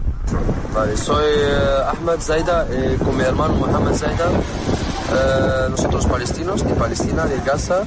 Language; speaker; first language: Spanish; non-native, learner; Arabic